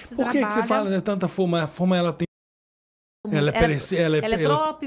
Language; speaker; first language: Portuguese; native; Portuguese